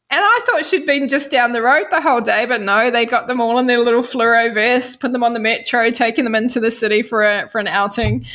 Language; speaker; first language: English; native; English